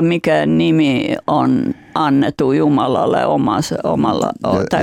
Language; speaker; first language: Finnish; non-native, fluent; Albanian